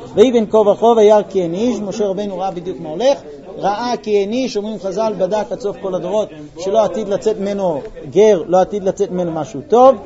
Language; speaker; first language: Hebrew; non-native, fluent; English